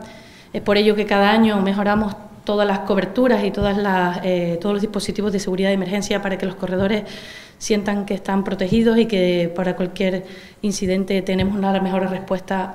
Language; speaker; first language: Spanish; native; Spanish